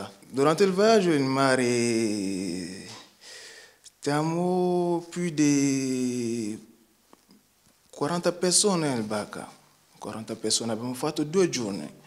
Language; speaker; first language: Italian; non-native, learner; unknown